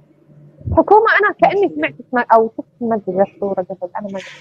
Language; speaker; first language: Arabic; native; Arabic